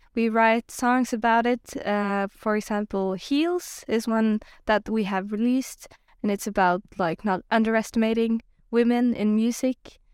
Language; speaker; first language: English; non-native, fluent; Norwegian